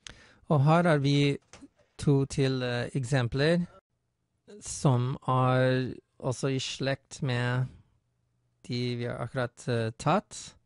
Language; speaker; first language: Norwegian; non-native, fluent; English